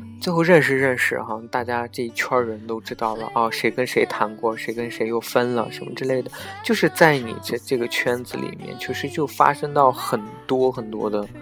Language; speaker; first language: Chinese; native; Chinese